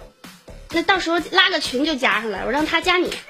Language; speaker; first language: Chinese; native; Chinese